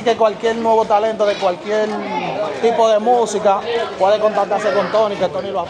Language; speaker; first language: Spanish; native; Spanish